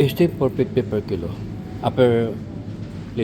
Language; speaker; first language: Spanish; non-native, learner; Filipino